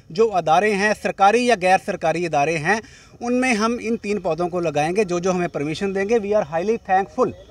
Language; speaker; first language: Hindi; native; Hindi